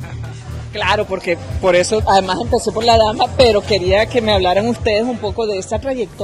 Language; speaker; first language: Spanish; native; Spanish